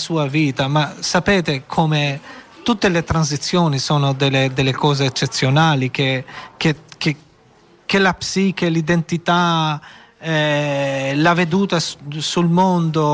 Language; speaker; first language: Italian; non-native, fluent; Albanian